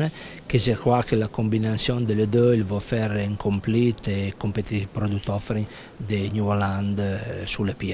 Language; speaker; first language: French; non-native, fluent; Italian